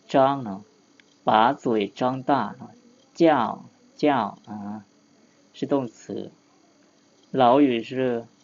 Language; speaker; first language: Chinese; non-native, fluent; Lao